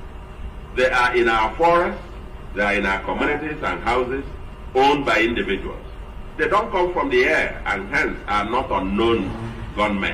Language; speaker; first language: English; non-native, local second language; Igbo